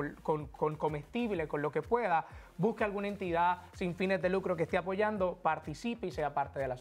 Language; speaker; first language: Spanish; native; Spanish